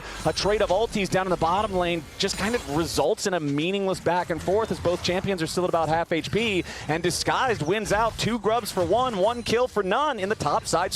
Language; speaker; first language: English; native; English